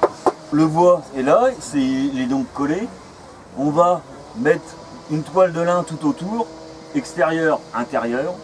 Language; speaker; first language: French; native; French